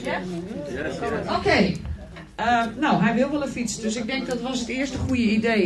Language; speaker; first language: Dutch; native; Dutch